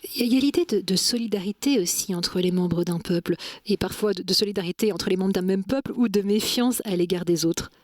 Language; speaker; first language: French; native; French